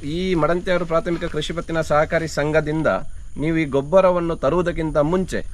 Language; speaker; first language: Kannada; native; Kannada